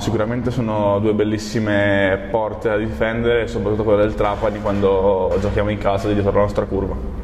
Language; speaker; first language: Italian; native; Italian